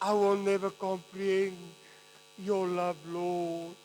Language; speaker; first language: English; non-native, local second language; Afrikaans